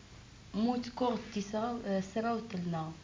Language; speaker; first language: Dutch; non-native, learner; Arabic